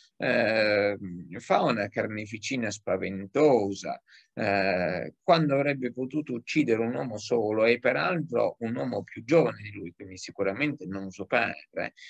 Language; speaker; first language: Italian; native; Italian